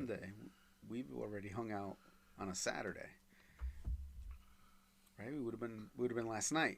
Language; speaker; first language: English; native; English